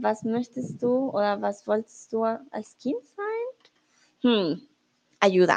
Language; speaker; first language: German; non-native, learner; Spanish